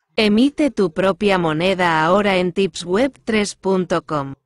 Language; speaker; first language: Spanish; non-native, fluent; Korean